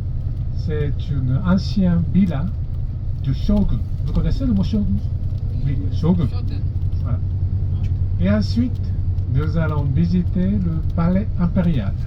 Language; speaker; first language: French; non-native, fluent; Japanese